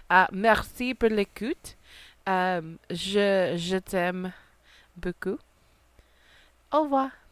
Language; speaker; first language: French; non-native, learner; English